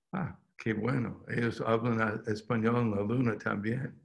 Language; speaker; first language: Spanish; non-native, fluent; English